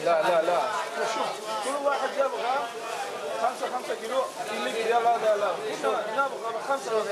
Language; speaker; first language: Arabic; non-native, learner; Tajik